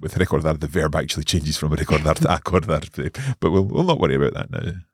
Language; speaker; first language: English; native; English